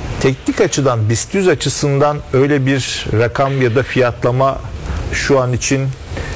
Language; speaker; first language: Turkish; native; Turkish